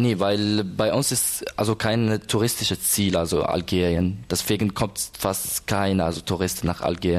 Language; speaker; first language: German; non-native, learner; Arabic